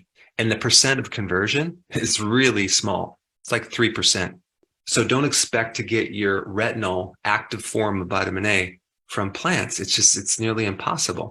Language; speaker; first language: English; native; English